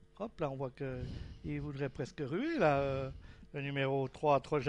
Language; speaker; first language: French; native; French